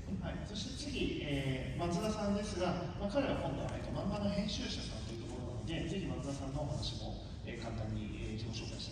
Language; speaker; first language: Japanese; native; Japanese